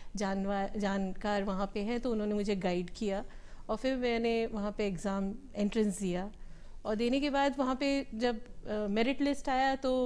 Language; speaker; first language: Hindi; native; Hindi